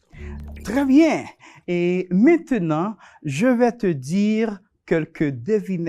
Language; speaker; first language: French; non-native, fluent; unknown